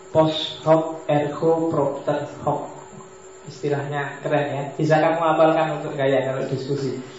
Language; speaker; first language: Indonesian; non-native, local second language; Javanese